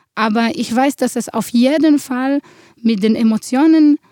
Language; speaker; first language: German; non-native, fluent; Hebrew